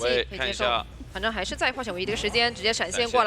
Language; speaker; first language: Chinese; native; Chinese